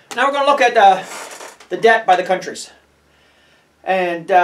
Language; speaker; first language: English; native; English